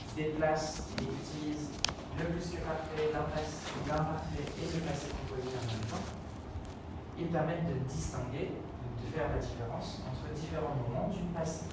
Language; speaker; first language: French; non-native, fluent; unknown